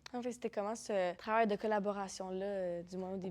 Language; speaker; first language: French; native; French